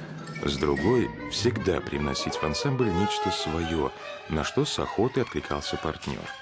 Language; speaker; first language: Russian; native; Russian